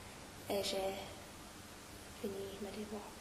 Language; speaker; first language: French; non-native, learner; English